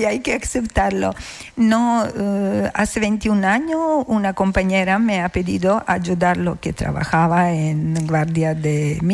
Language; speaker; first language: Spanish; non-native, learner; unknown